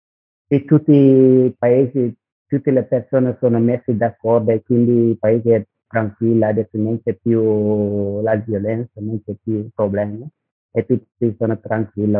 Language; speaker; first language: Italian; non-native, learner; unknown